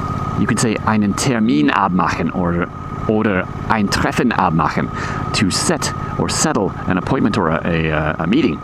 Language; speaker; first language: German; non-native, fluent; English